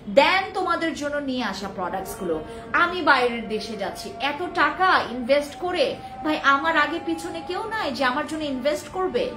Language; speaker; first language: Bangla; non-native, local second language; Khasi